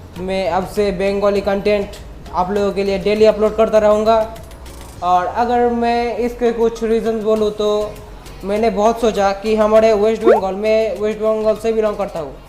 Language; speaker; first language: Hindi; non-native, local second language; Bangla